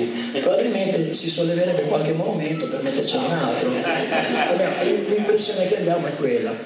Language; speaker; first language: Italian; native; Italian